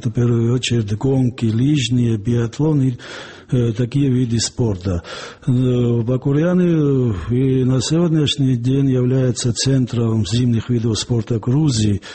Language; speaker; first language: Russian; non-native, local second language; Georgian